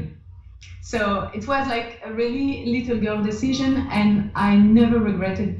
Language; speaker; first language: English; non-native, fluent; French